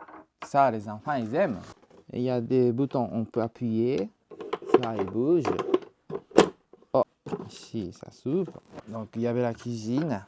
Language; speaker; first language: French; non-native, learner; Japanese